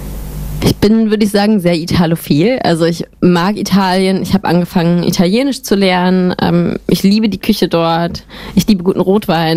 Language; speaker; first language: German; native; German